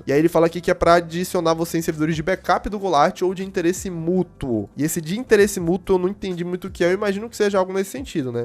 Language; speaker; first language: Portuguese; native; Portuguese